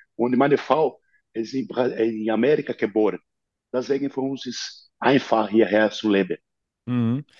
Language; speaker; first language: German; non-native, fluent; Portuguese